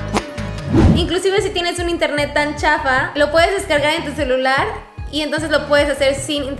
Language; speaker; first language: Spanish; native; Spanish